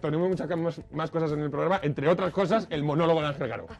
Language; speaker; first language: Spanish; native; Spanish